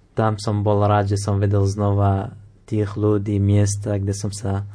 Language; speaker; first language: Slovak; non-native, fluent; Arabic